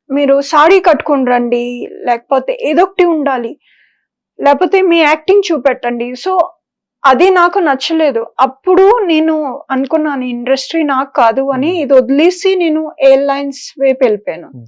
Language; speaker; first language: Telugu; native; Telugu